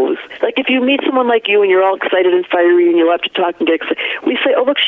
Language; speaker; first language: English; native; English